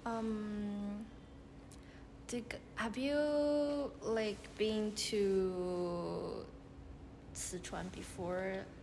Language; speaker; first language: English; non-native, learner; Chinese